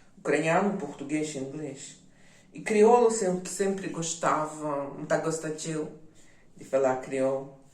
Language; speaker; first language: Portuguese; non-native, local second language; Ukrainian